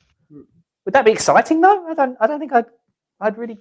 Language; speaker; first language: English; native; English